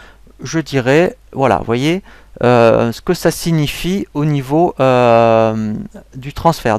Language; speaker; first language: French; native; French